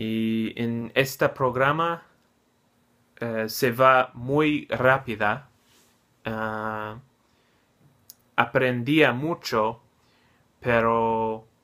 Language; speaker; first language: Spanish; non-native, learner; English